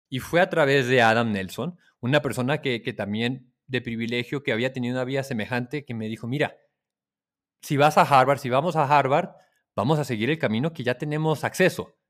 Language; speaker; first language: Spanish; native; Spanish